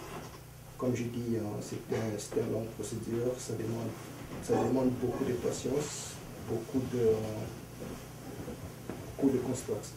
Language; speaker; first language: French; early bilingual, other home language; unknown